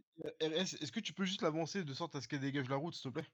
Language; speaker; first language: French; native; French